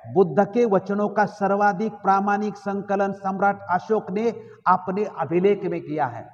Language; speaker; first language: Hindi; non-native, local second language; Marathi